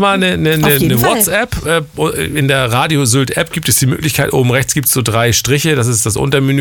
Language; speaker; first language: German; native; German